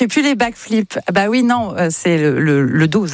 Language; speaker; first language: French; native; French